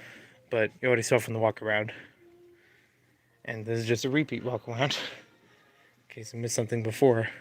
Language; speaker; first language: English; native; English